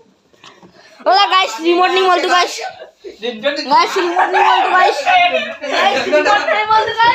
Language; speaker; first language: Hindi; non-native, local second language; Gujarati